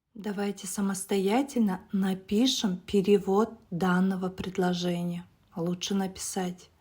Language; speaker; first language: Russian; non-native, local second language; Kazakh